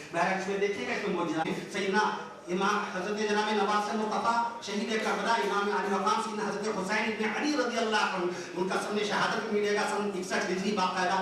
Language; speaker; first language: Urdu; native; Urdu